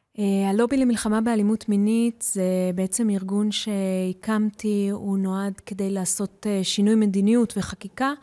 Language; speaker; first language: Hebrew; early bilingual, heritage; Hebrew